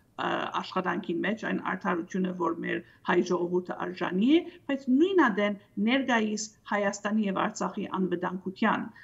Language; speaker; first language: Armenian; early bilingual, heritage; Armenian